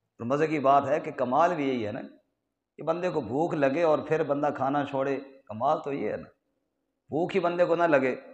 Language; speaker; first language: Urdu; non-native, local second language; Punjabi